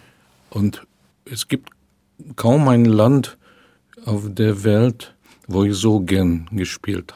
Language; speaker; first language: German; non-native, fluent; Hungarian